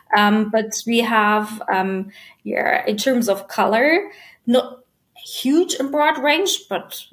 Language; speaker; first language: English; non-native, fluent; German